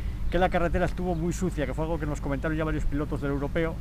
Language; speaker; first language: Spanish; native; Spanish